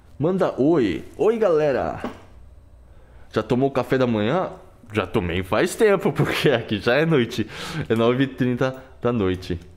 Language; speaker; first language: Portuguese; non-native, fluent; Korean